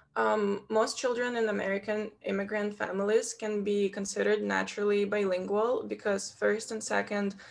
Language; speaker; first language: English; non-native, fluent; Ukrainian